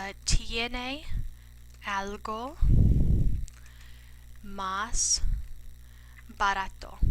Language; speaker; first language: Spanish; non-native, fluent; English